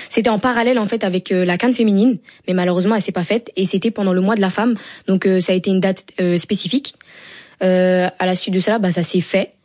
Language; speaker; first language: French; early bilingual, other home language; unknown